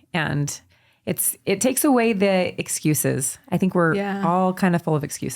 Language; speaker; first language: English; native; English